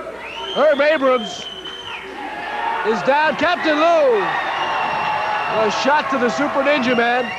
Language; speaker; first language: English; native; English